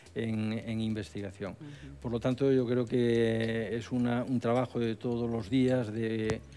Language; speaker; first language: Spanish; native; Spanish